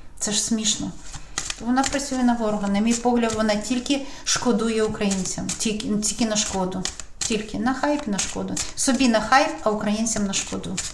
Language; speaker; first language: Ukrainian; non-native, local second language; Russian